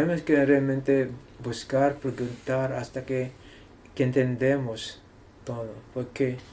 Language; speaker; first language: Spanish; non-native, learner; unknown